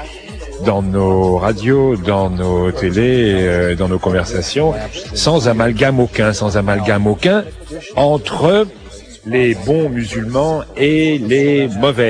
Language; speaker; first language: French; native; French